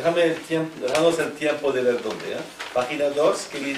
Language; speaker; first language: Spanish; non-native, fluent; French